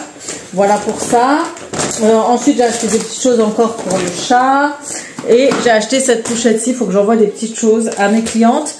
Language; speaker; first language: French; native; French